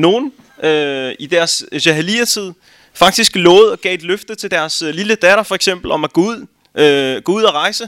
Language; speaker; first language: Danish; early bilingual, other home language; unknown